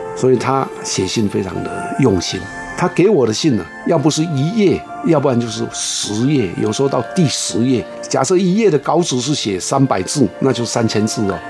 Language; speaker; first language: Chinese; non-native, local second language; Min Nan Chinese